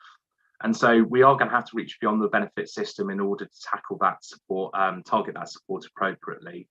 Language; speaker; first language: English; native; English